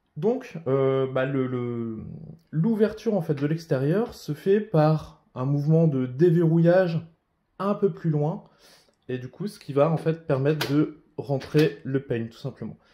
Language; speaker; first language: French; native; French